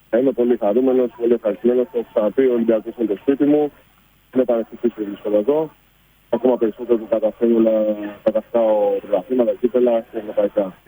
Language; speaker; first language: Greek; native; Greek